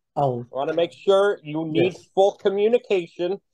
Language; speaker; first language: English; native; English